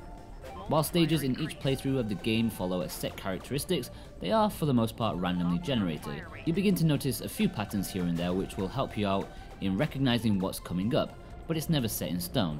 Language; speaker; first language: English; native; English